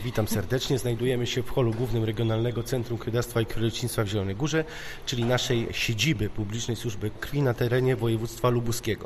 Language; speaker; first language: Polish; native; Polish